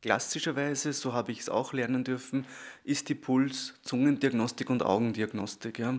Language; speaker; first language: German; native; German